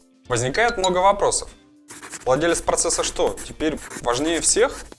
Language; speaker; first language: Russian; native; Russian